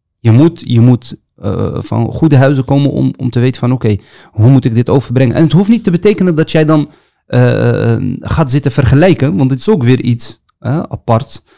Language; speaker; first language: Dutch; early bilingual, other home language; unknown